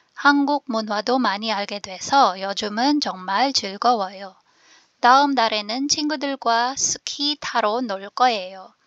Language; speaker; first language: Korean; non-native, fluent; Filipino